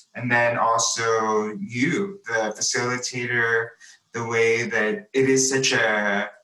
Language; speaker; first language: English; native; English